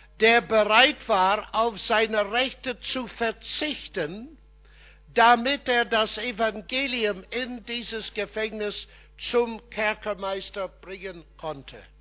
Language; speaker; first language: German; non-native, fluent; English